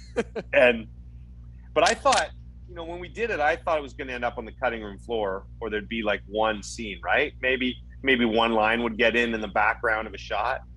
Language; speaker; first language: English; native; English